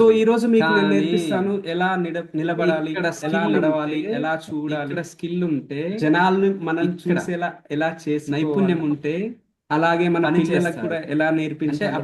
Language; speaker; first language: Telugu; native; Telugu